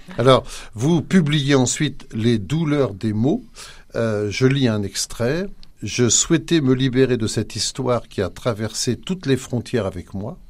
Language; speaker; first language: French; native; French